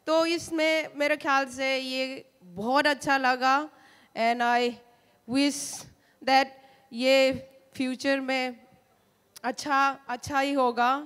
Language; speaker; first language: Hindi; non-native, local second language; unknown